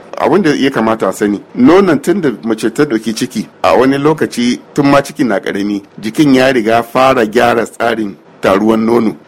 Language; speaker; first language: Hausa; native; Hausa